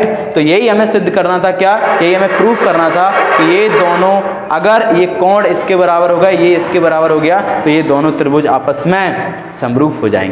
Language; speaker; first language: Hindi; native; Hindi